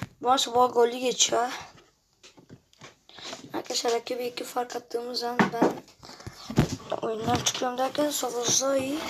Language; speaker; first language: Turkish; native; Turkish